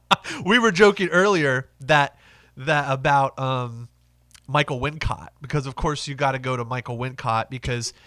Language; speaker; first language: English; native; English